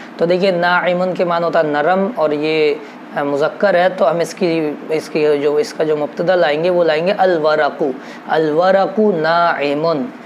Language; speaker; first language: Urdu; native; Urdu